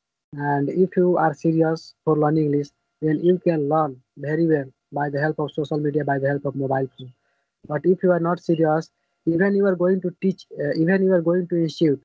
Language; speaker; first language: English; non-native, learner; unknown